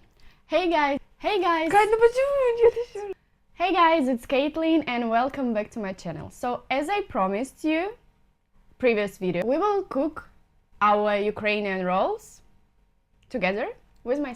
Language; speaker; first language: English; non-native, fluent; Russian